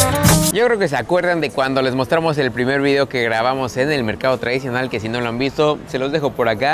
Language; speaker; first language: Spanish; native; Spanish